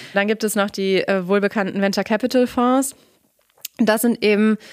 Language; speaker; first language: German; native; German